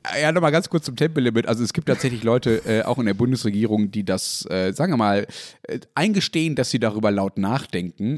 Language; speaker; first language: German; native; German